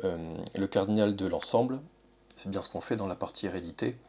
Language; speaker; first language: French; native; French